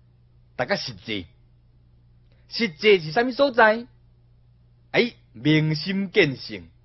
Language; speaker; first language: Chinese; non-native, local second language; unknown